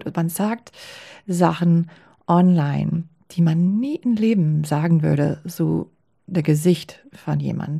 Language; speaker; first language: German; non-native, fluent; English